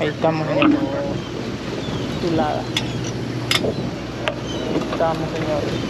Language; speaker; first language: Spanish; native; Spanish